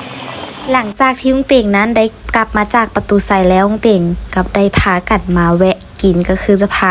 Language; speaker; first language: Thai; non-native, learner; Lao